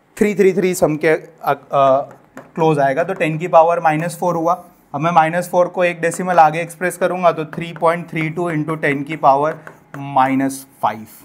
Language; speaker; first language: Hindi; non-native, local second language; Gujarati